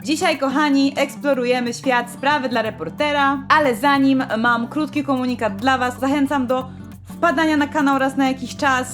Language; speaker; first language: Polish; native; Polish